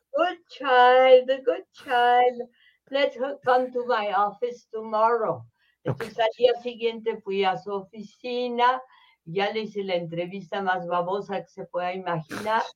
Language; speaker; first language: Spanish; early bilingual, other home language; French